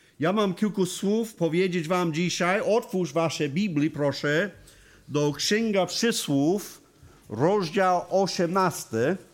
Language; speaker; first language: Polish; non-native, learner; English